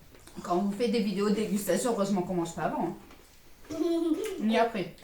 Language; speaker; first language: French; native; French